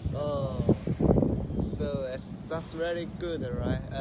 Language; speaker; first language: English; non-native, learner; Chinese